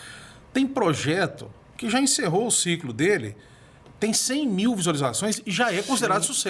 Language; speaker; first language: Portuguese; native; Portuguese